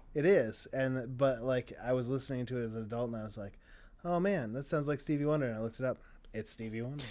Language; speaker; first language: English; native; English